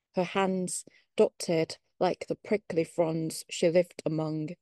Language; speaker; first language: English; non-native, local second language; Cantonese